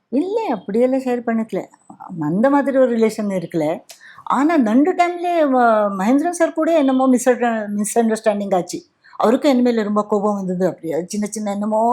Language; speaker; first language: Tamil; non-native, fluent; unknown